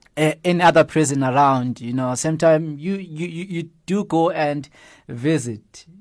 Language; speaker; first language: English; non-native, local second language; Zulu